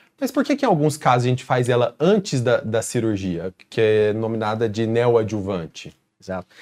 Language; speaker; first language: Portuguese; native; Portuguese